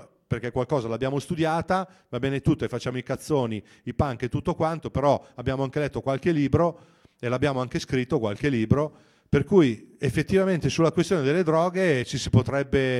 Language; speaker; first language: Italian; native; Italian